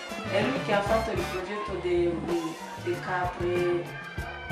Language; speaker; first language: Italian; non-native, learner; French